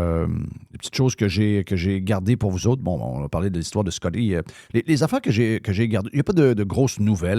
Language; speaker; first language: French; native; French